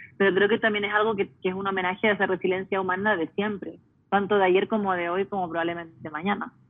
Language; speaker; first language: Spanish; early bilingual, heritage; Spanish